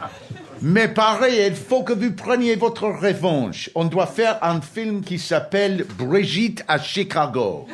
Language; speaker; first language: French; non-native, learner; English